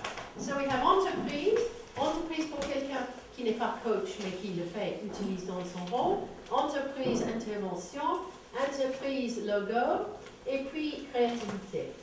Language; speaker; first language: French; non-native, fluent; English